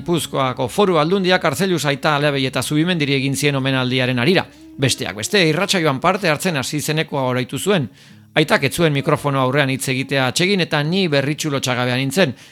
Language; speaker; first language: Basque; native; Basque